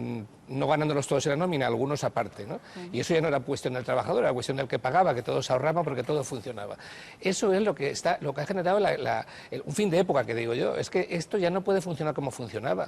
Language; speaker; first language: Spanish; native; Spanish